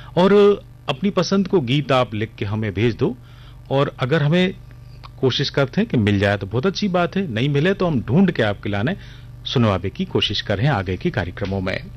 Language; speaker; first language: Hindi; native; Hindi